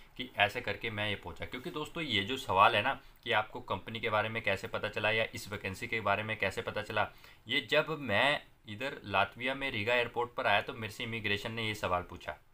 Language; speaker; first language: Hindi; non-native, local second language; Punjabi